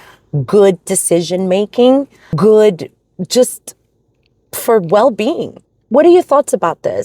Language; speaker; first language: English; native; English